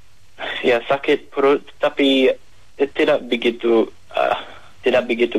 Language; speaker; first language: Indonesian; non-native, learner; English